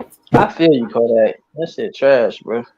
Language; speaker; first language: English; native; English